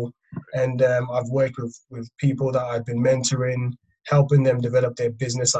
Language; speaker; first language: English; non-native, local second language; Akan